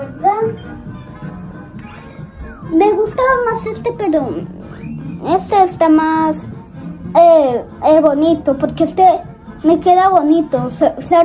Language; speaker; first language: Spanish; early bilingual, heritage; Spanish